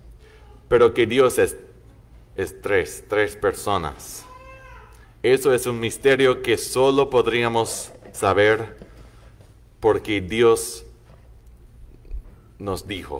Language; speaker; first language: Spanish; non-native, fluent; English